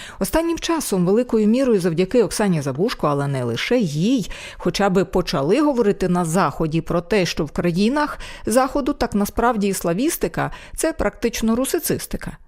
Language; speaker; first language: Ukrainian; native; Ukrainian